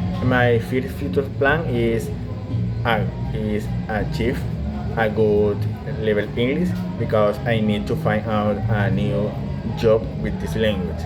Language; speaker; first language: English; non-native, learner; Spanish